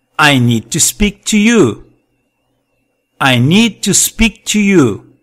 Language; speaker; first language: English; non-native, fluent; Portuguese